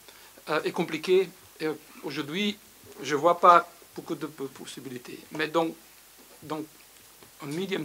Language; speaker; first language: French; non-native, fluent; Slovenian